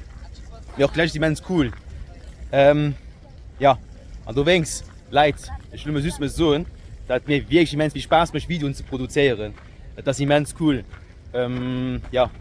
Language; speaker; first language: German; non-native, local second language; Luxembourgish